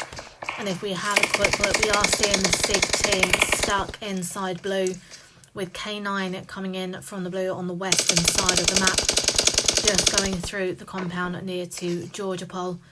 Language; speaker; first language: English; native; English